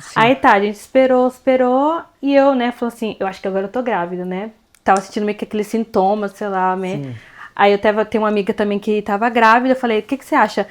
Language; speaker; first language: Portuguese; native; Portuguese